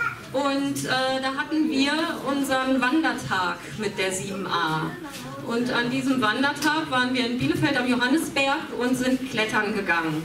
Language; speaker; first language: German; native; German